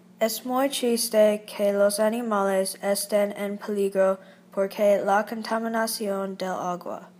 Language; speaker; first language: Spanish; non-native, learner; English